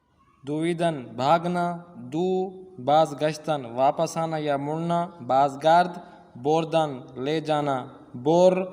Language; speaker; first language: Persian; non-native, fluent; Urdu